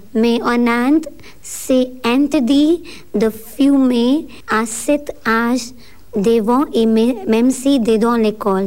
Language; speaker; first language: French; non-native, learner; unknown